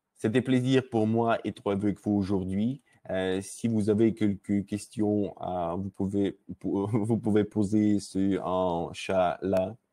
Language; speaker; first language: French; non-native, learner; Russian